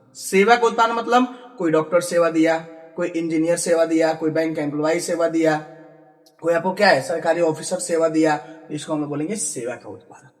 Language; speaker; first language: Hindi; native; Hindi